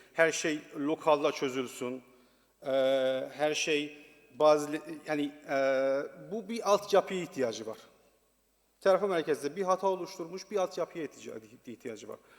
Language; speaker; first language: Turkish; non-native, learner; Persian